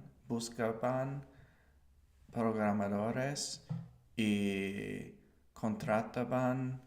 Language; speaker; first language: Spanish; non-native, learner; English